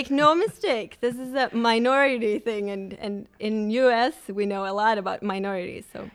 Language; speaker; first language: English; non-native, fluent; Swedish